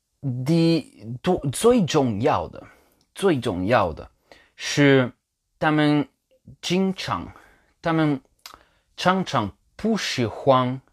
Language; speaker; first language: Chinese; non-native, fluent; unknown